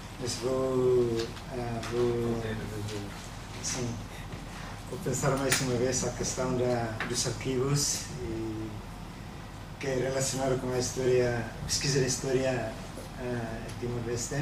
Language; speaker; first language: Portuguese; non-native, learner; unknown